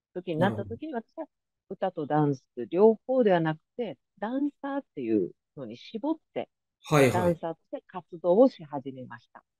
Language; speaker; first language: Japanese; native; Japanese